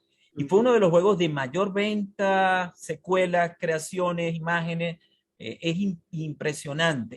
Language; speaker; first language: Spanish; native; Spanish